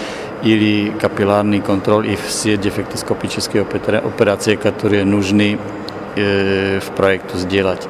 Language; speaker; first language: Russian; non-native, learner; Slovak